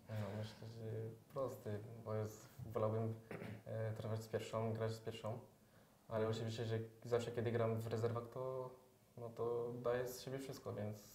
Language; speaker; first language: Polish; early bilingual, heritage; French